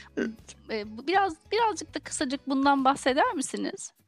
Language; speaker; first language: Turkish; native; Turkish